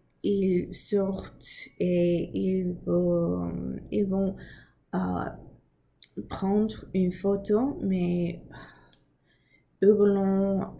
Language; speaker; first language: French; non-native, learner; English